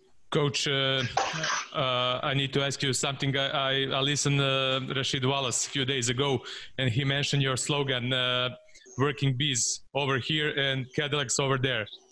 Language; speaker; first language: English; non-native, fluent; Serbian